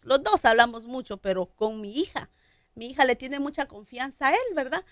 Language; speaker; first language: Spanish; native; Spanish